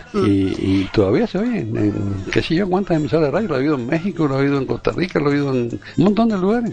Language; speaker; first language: Spanish; native; Spanish